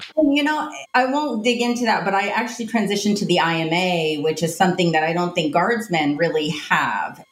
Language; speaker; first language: English; native; English